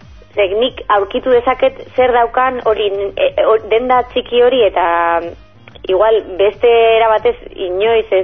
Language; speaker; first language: Basque; non-native, local second language; Spanish